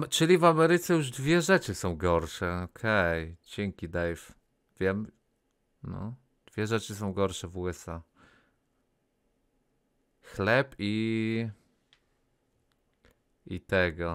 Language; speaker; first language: Polish; native; Polish